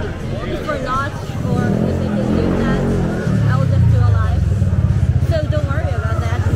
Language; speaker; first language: English; non-native, fluent; Korean